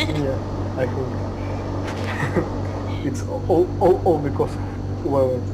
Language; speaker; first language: English; non-native, learner; Russian